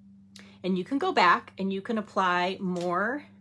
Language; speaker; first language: English; native; English